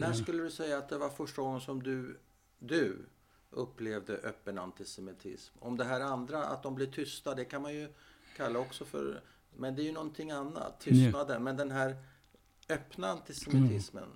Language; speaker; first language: Swedish; native; Swedish